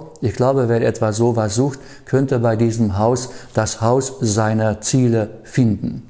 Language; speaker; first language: German; native; German